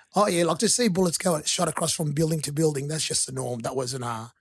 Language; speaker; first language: English; early bilingual, other home language; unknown